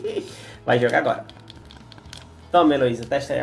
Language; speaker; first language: Portuguese; native; Portuguese